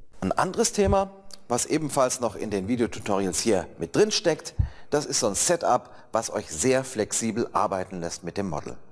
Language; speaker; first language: German; native; German